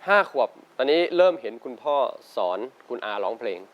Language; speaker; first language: Thai; native; Thai